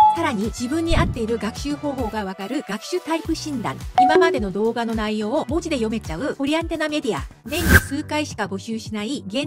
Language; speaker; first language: Japanese; native; Japanese